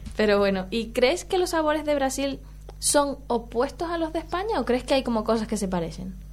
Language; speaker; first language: Spanish; native; Spanish